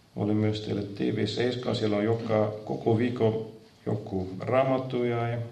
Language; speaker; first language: Finnish; non-native, fluent; Dutch